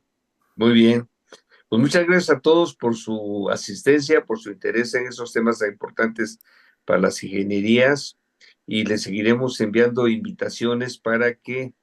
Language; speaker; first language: Spanish; native; Spanish